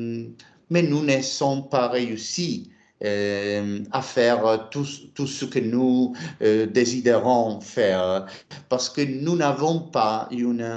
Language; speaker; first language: French; non-native, fluent; Italian